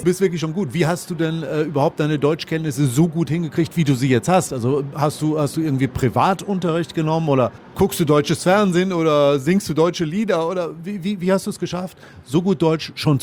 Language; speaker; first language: German; native; German